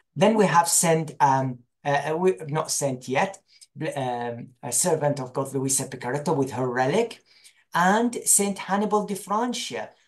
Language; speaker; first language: English; non-native, fluent; Arabic